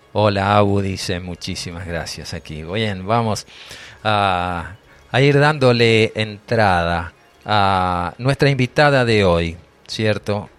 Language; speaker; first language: Spanish; native; Spanish